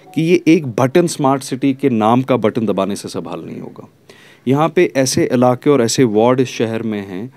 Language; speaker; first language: Hindi; non-native, local second language; Kashmiri